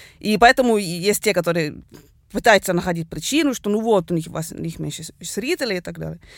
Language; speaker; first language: Russian; non-native, fluent; Swedish